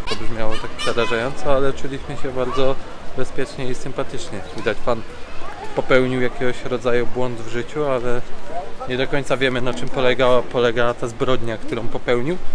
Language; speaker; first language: Polish; native; Polish